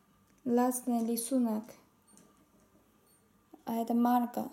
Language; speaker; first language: Russian; non-native, learner; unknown